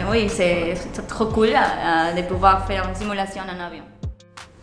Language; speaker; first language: French; non-native, fluent; Spanish